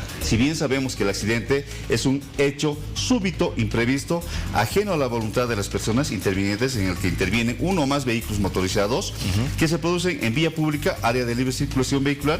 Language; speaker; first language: Spanish; native; Spanish